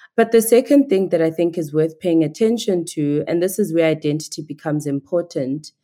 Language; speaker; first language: English; non-native, local second language; Igbo